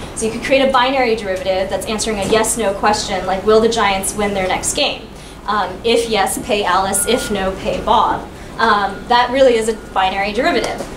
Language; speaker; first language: English; native; English